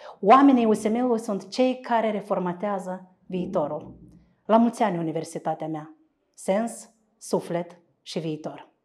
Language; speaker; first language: Romanian; native; Romanian